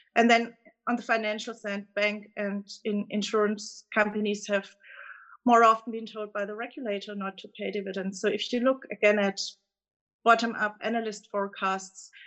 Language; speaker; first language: English; non-native, fluent; German